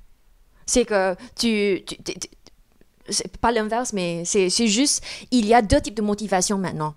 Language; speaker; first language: French; non-native, fluent; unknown